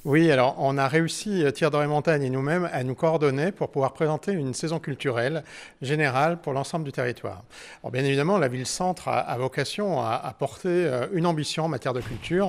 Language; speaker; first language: French; native; French